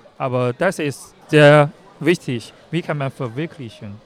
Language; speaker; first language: German; non-native, learner; Chinese